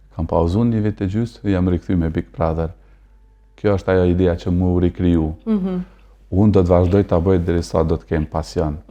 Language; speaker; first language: Albanian; early bilingual, heritage; Albanian